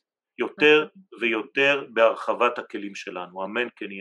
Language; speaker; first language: Hebrew; non-native, fluent; French